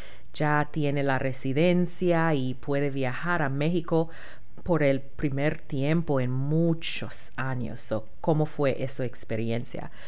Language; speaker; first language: Spanish; non-native, learner; English